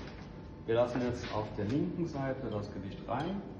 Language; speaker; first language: German; native; German